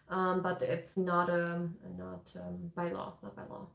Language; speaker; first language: English; non-native, fluent; German